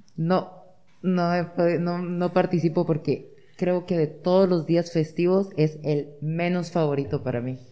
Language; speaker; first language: Spanish; native; Spanish